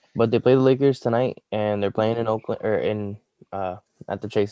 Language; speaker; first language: English; native; English